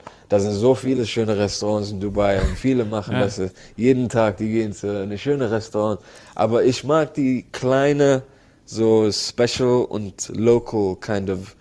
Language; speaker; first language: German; non-native, learner; Arabic